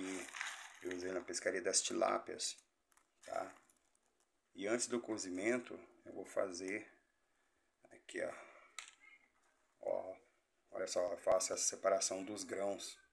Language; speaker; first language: Portuguese; native; Portuguese